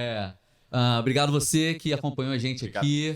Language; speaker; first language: Portuguese; native; Portuguese